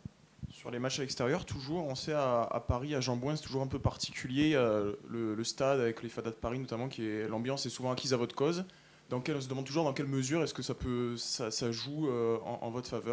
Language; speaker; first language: French; native; French